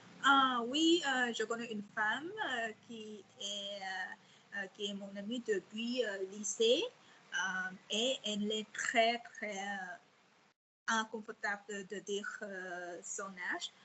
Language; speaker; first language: French; non-native, fluent; Vietnamese